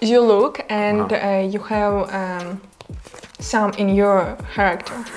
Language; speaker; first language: English; non-native, learner; Ukrainian